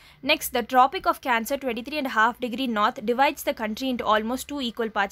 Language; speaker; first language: English; non-native, local second language; Tamil